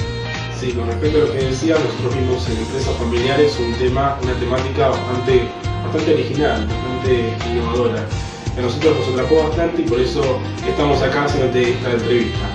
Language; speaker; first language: Spanish; native; Spanish